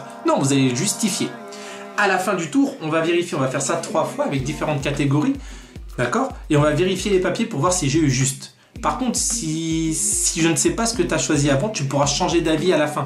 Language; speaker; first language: French; native; French